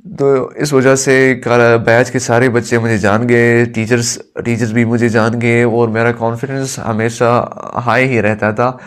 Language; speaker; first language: Urdu; non-native, local second language; Pashto